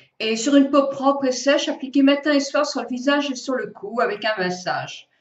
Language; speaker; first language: French; native; French